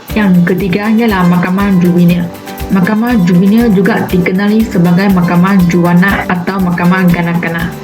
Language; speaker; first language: Malay; non-native, local second language; Chinese